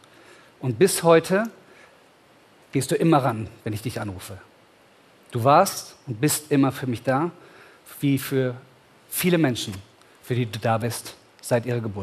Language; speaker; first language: German; native; German